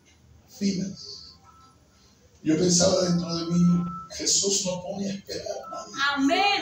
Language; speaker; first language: Spanish; native; Spanish